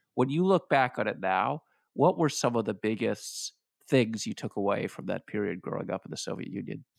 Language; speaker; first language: English; native; English